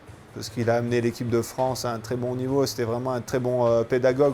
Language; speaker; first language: French; native; French